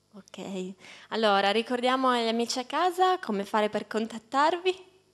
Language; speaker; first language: Italian; native; Italian